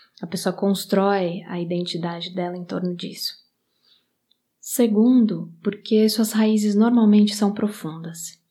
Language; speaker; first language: Portuguese; native; Portuguese